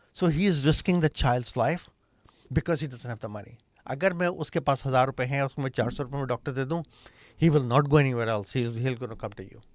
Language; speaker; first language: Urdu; native; Urdu